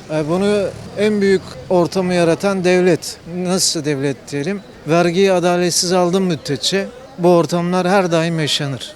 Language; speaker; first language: Turkish; native; Turkish